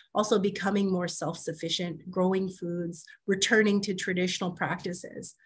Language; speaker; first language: English; native; English